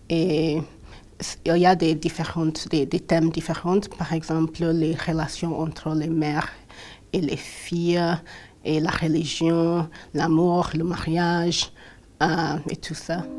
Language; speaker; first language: French; non-native, fluent; English